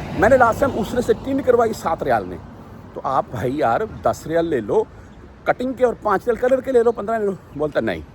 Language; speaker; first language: Urdu; non-native, local second language; Punjabi